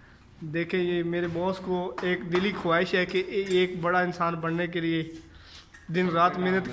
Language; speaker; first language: Urdu; non-native, local second language; Punjabi